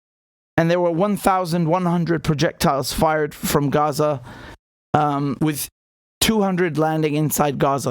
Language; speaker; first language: English; native; English